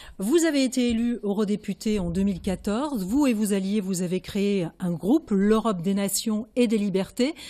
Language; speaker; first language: French; native; French